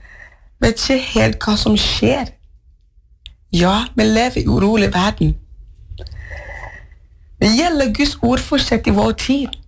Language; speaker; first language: Norwegian; non-native, fluent; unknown